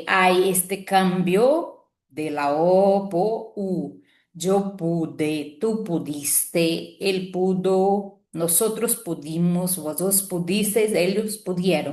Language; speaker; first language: Spanish; non-native, fluent; Portuguese